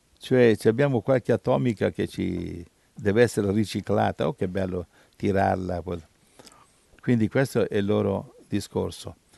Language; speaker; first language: Italian; native; Italian